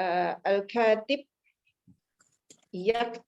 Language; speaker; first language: Arabic; non-native, learner; Malay